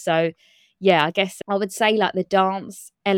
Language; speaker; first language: English; native; English